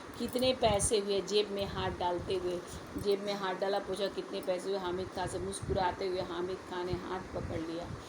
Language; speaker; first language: Hindi; native; Hindi